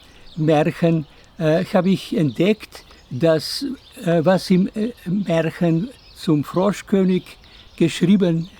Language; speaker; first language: German; non-native, fluent; Slovenian